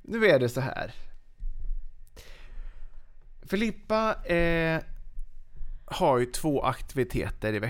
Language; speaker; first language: Swedish; native; Swedish